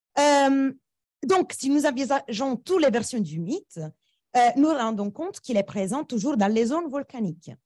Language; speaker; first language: French; non-native, fluent; Italian